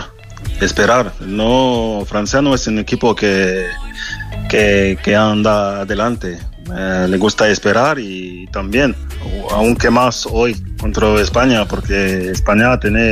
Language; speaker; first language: Spanish; non-native, fluent; French